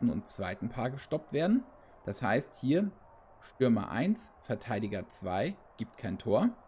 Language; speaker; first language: German; native; German